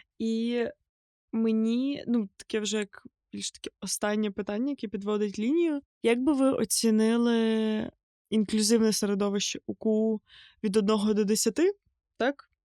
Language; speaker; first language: Ukrainian; native; Ukrainian